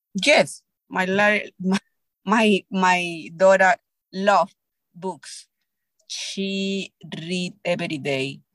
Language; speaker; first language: English; non-native, learner; Spanish